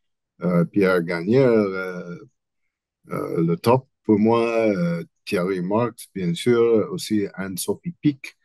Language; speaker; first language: French; non-native, learner; English